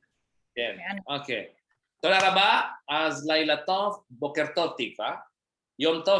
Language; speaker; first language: Hebrew; non-native, fluent; Indonesian